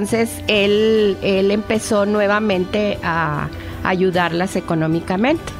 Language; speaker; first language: Spanish; native; Spanish